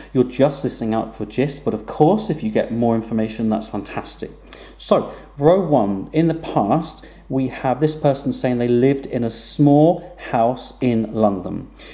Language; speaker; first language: English; native; English